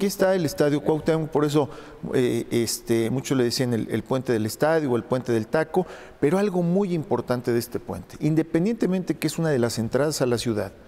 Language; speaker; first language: Spanish; native; Spanish